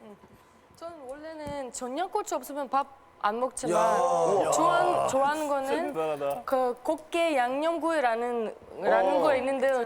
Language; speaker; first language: Korean; non-native, fluent; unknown